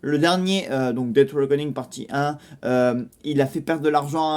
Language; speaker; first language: French; native; French